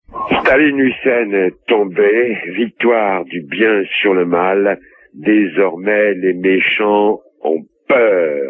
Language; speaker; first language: French; native; French